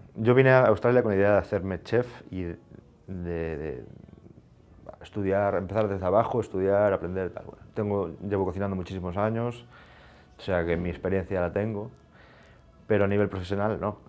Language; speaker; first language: Spanish; native; Spanish